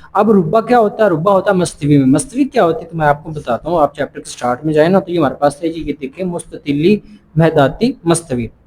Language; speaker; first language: Urdu; non-native, local second language; Punjabi